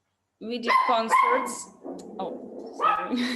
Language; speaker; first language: English; non-native, learner; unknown